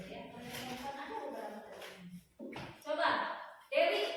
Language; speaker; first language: Indonesian; native; Indonesian